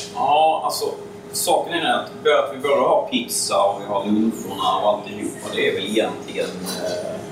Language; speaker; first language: Swedish; native; Swedish